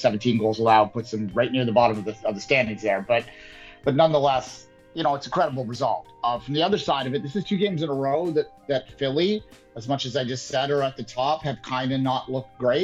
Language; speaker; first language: English; native; English